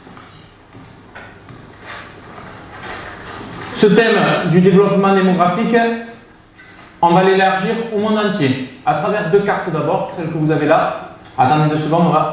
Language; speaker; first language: French; native; French